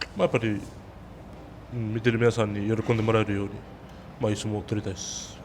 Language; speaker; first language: Japanese; non-native, fluent; Ukrainian